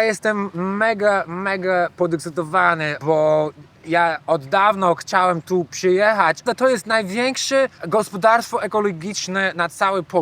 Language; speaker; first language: Polish; non-native, learner; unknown